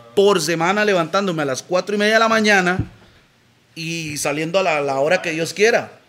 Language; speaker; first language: Spanish; native; Spanish